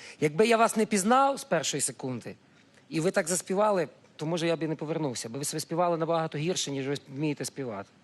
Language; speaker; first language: Ukrainian; native; Ukrainian